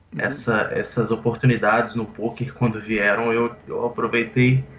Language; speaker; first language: Portuguese; native; Portuguese